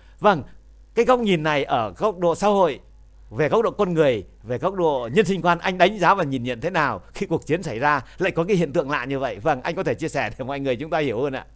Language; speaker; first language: Vietnamese; native; Vietnamese